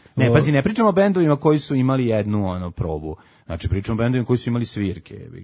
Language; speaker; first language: Serbian; native; Serbian